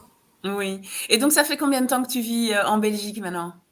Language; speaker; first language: French; native; French